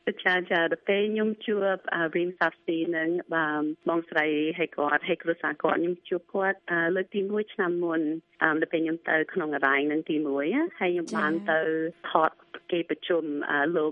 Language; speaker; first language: Khmer; early bilingual, heritage; Khmer